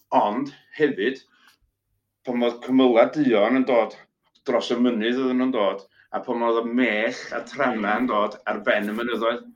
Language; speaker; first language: Welsh; native; Welsh